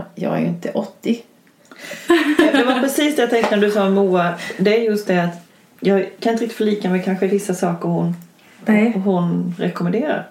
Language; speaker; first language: Swedish; native; Swedish